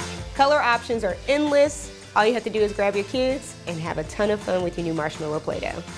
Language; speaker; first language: English; native; English